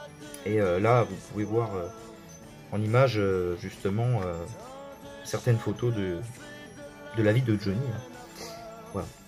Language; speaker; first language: French; native; French